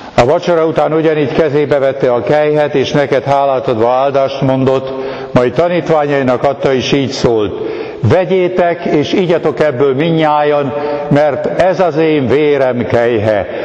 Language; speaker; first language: Hungarian; native; Hungarian